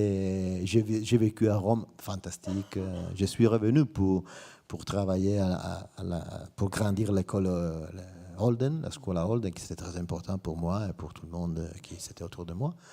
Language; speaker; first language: French; non-native, fluent; Italian